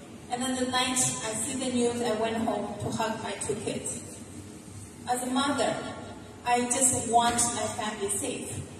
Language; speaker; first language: English; non-native, fluent; Chinese